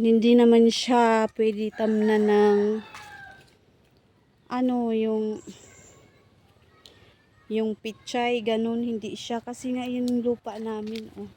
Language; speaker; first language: Filipino; native; Filipino